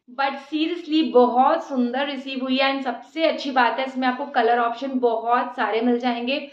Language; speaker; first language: Hindi; native; Hindi